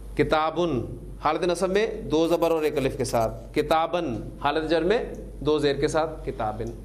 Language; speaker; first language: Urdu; native; Urdu